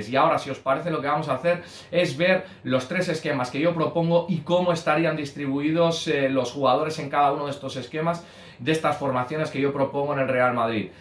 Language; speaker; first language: Spanish; native; Spanish